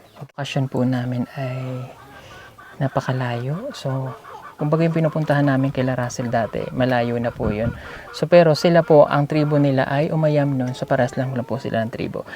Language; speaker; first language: Filipino; native; Filipino